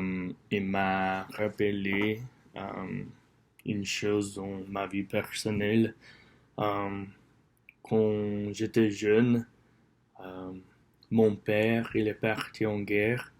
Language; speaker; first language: French; non-native, learner; English